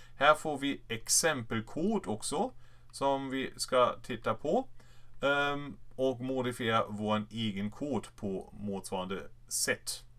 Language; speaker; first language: Swedish; non-native, fluent; German